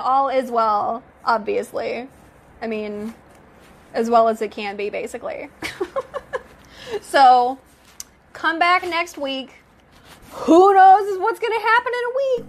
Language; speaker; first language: English; native; English